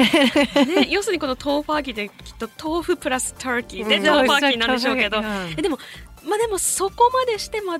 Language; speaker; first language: Japanese; native; Japanese